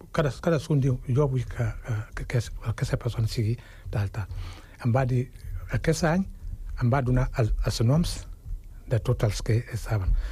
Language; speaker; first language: Catalan; non-native, fluent; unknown